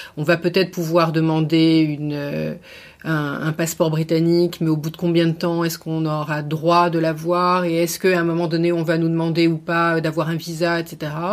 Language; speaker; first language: French; native; French